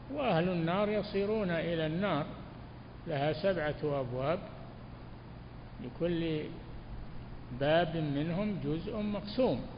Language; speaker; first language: Arabic; native; Arabic